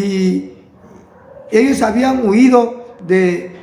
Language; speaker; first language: Spanish; native; Spanish